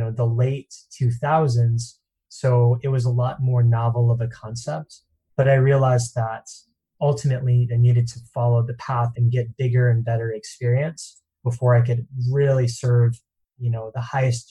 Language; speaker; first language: English; native; English